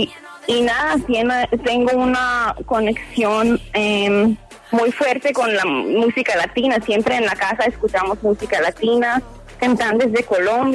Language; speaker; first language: Spanish; early bilingual, heritage; Hebrew